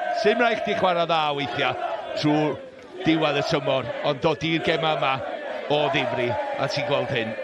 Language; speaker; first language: Welsh; native; Welsh